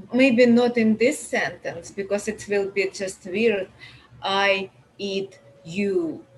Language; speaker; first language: English; non-native, learner; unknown